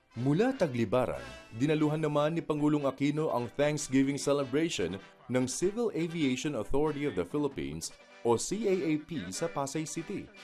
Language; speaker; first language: Filipino; native; Filipino